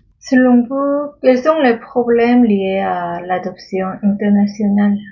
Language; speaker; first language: French; non-native, learner; Korean